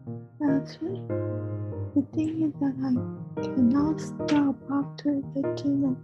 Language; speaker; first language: English; non-native, learner; Chinese